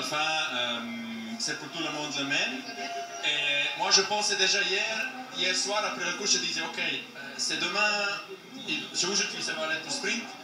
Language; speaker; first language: French; non-native, learner; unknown